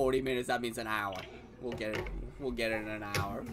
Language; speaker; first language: English; native; English